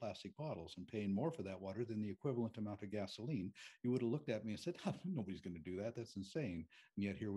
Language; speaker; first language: English; native; English